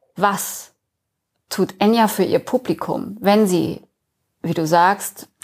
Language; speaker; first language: German; native; German